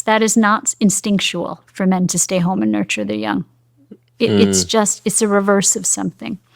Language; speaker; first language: English; native; English